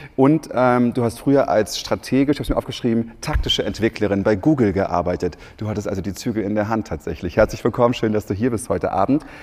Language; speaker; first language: German; native; German